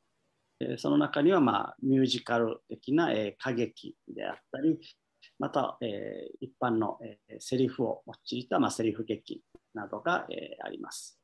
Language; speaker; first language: Japanese; native; Japanese